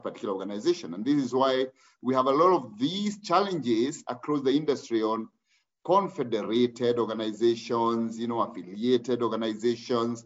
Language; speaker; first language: English; non-native, local second language; Kikuyu